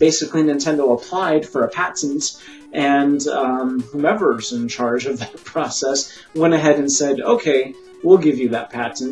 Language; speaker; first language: English; native; English